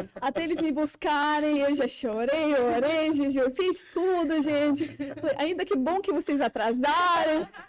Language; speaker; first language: Portuguese; non-native, fluent; Ukrainian